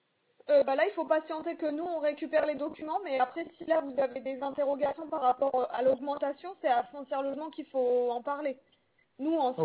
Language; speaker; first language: French; native; French